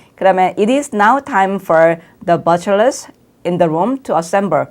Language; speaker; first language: English; non-native, fluent; Korean